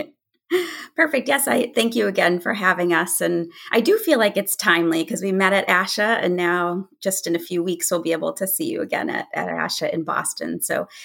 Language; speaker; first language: English; native; English